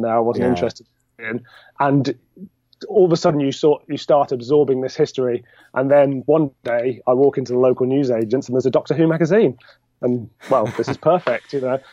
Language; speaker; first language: English; native; English